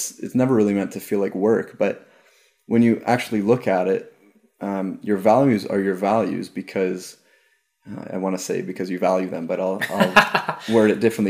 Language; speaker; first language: English; native; English